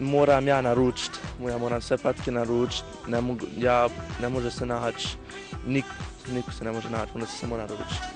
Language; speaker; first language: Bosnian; early bilingual, heritage; Bosnian